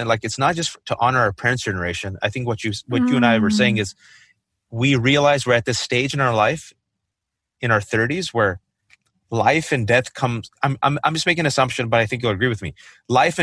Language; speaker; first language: English; native; English